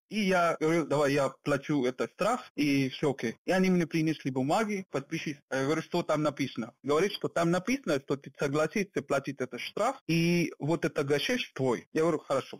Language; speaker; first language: Russian; non-native, fluent; Hindi